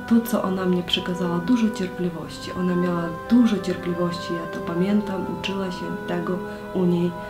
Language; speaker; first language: Polish; non-native, learner; Ukrainian